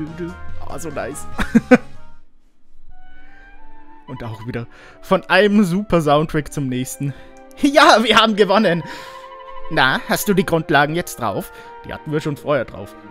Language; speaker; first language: German; native; German